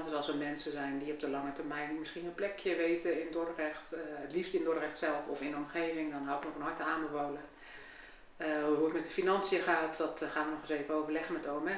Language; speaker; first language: Dutch; native; Dutch